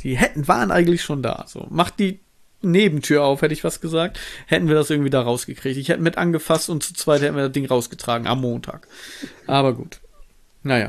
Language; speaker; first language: German; native; German